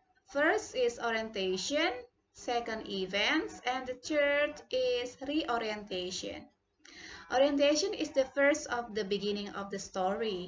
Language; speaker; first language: English; non-native, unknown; Indonesian